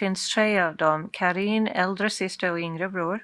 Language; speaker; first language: Swedish; non-native, fluent; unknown